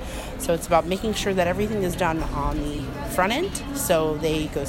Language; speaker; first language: English; native; English